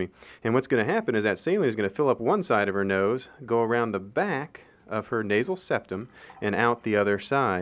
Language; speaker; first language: English; native; English